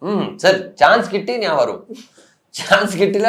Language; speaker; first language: Malayalam; non-native, learner; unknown